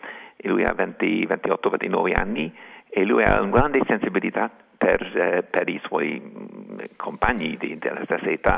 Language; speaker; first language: Italian; non-native, fluent; English